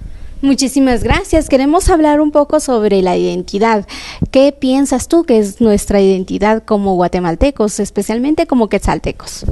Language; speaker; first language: Spanish; native; Spanish